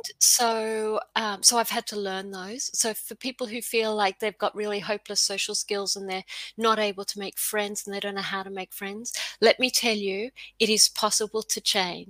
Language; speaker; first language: English; native; English